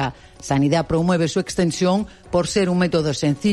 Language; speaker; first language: Spanish; native; Spanish